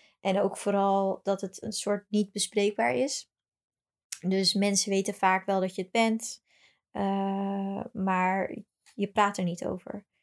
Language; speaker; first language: Dutch; early bilingual, other home language; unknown